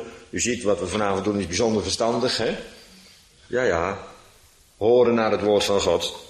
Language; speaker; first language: Dutch; native; Dutch